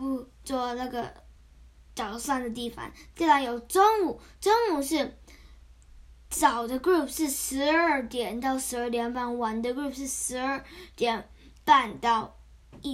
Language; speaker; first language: Chinese; early bilingual, heritage; Chinese